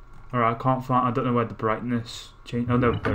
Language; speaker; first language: English; native; English